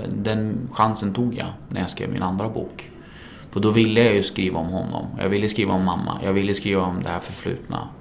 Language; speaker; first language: Swedish; early bilingual, other home language; Kurdish